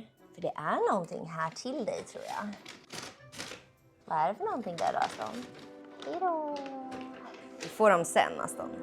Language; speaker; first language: Swedish; native; Swedish